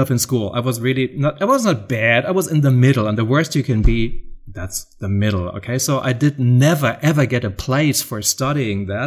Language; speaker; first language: English; non-native, fluent; German